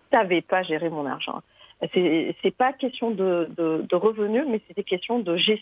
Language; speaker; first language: French; non-native, local second language; Arabic